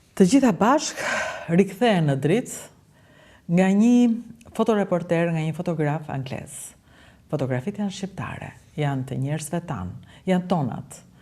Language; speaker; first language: Albanian; native; Albanian